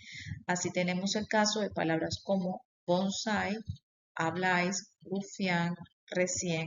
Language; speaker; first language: Spanish; native; Spanish